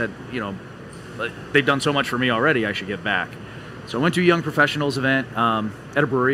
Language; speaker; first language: English; native; English